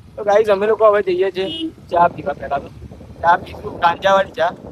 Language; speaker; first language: Gujarati; native; Gujarati